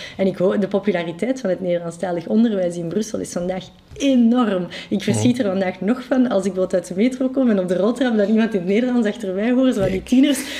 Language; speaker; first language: Dutch; non-native, local second language; French